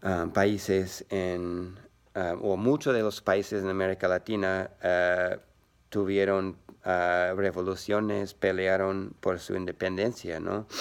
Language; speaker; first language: Spanish; non-native, learner; English